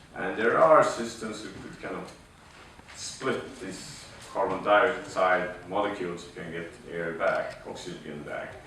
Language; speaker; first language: English; non-native, fluent; Swedish